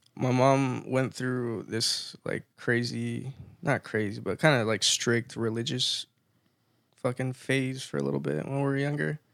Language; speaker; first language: English; early bilingual, other home language; Spanish